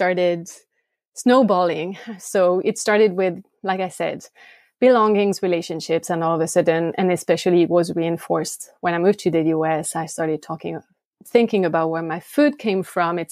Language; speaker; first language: English; non-native, fluent; French